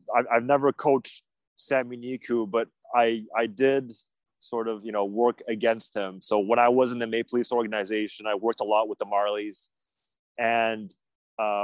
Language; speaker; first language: English; native; English